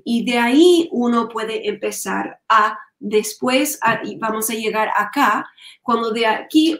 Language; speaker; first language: Spanish; non-native, learner; English